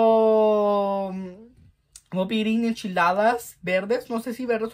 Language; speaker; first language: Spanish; early bilingual, heritage; Spanish